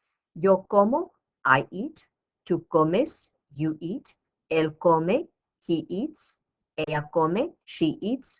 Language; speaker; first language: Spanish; non-native, fluent; English